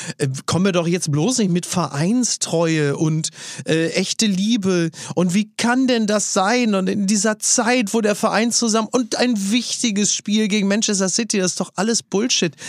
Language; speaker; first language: German; native; German